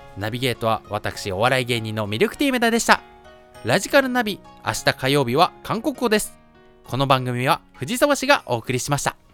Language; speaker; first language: Japanese; native; Japanese